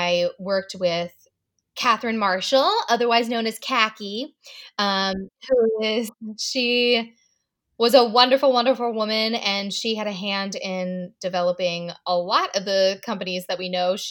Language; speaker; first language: English; native; English